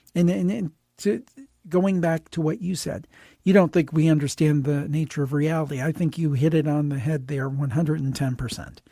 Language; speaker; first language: English; native; English